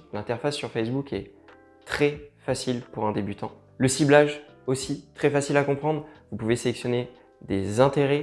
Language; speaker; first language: French; native; French